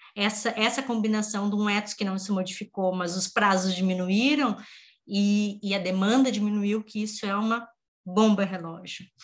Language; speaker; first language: Portuguese; native; Portuguese